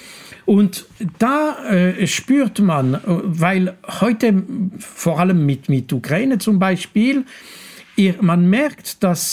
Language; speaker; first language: German; non-native, local second language; French